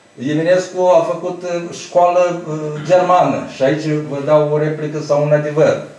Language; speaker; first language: Romanian; native; Romanian